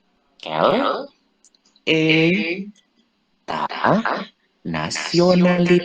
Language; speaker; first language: French; non-native, fluent; Indonesian